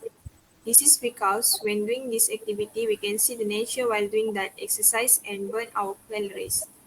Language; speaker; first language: English; non-native, local second language; Malay